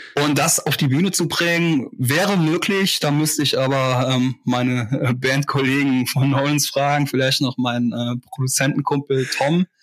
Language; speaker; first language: German; native; German